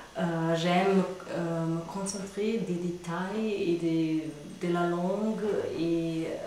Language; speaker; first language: French; non-native, fluent; German